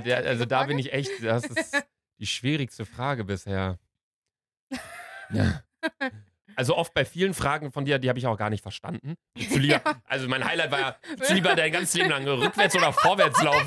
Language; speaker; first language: German; native; German